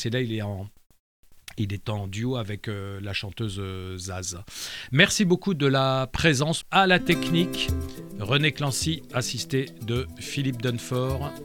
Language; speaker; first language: French; native; French